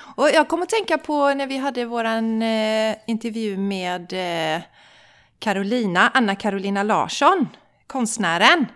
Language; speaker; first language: Swedish; native; Swedish